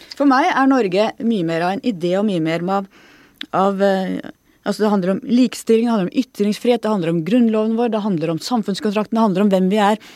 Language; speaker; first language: Norwegian; native; Norwegian